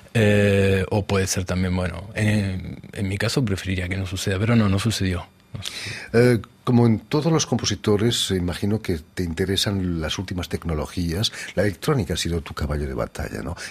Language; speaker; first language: Spanish; native; Spanish